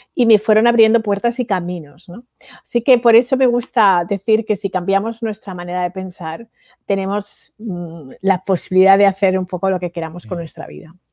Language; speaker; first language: Spanish; native; Spanish